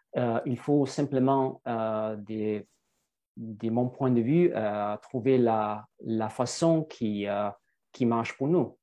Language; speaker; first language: French; non-native, fluent; Italian